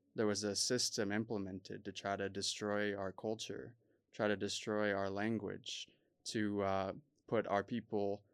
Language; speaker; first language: English; native; English